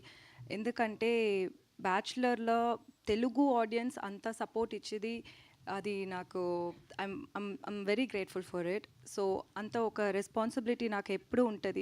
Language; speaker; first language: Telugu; non-native, learner; Tamil